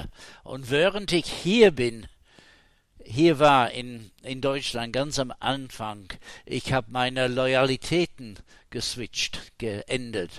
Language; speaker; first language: German; non-native, fluent; English